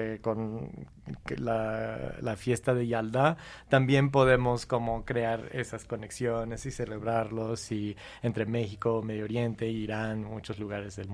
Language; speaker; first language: Spanish; non-native, fluent; English